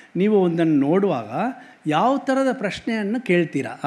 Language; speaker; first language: English; non-native, local second language; Kannada